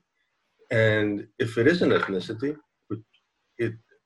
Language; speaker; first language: English; non-native, fluent; Spanish